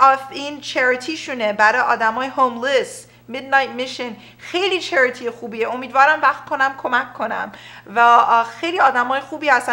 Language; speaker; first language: Persian; early bilingual, heritage; Persian